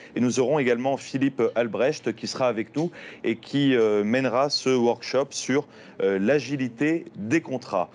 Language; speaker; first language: French; native; French